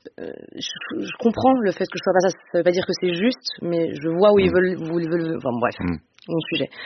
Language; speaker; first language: French; non-native, local second language; Dutch